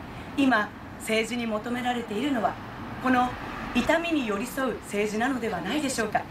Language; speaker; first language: Japanese; native; Japanese